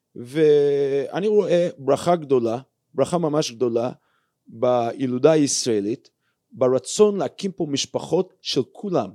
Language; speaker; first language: Hebrew; non-native, fluent; English